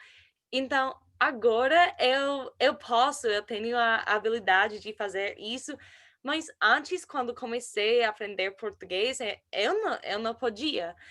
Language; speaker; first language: Portuguese; non-native, learner; English